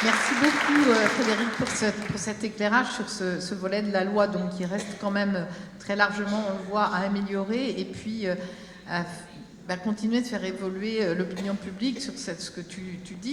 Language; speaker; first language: French; native; French